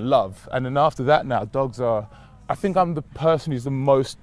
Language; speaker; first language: English; native; English